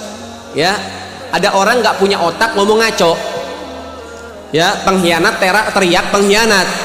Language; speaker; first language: Indonesian; native; Indonesian